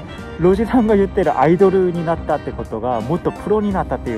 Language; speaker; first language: Japanese; non-native, fluent; Korean